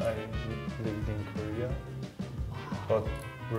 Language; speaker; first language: English; non-native, fluent; Persian